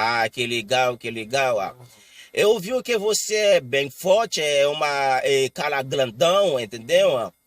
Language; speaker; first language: Portuguese; non-native, learner; Haitian Creole